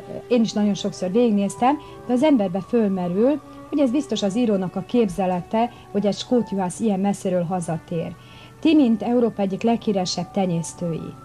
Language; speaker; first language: Hungarian; native; Hungarian